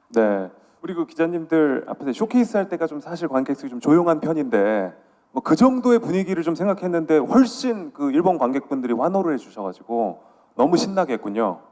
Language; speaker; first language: Korean; native; Korean